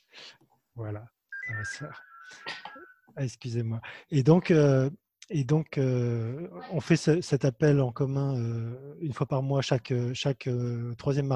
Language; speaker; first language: French; native; French